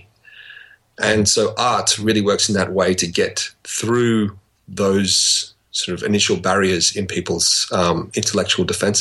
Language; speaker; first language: English; native; English